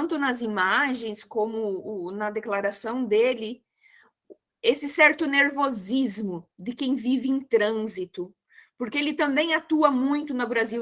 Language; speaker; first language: Portuguese; native; Portuguese